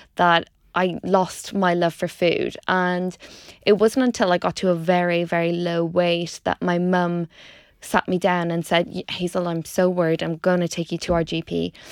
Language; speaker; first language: English; native; English